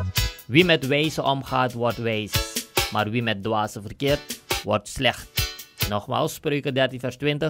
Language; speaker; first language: Dutch; native; Dutch